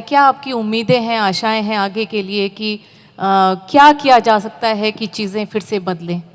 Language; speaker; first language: Hindi; native; Hindi